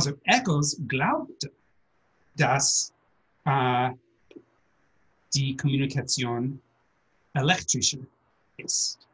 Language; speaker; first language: German; non-native, learner; English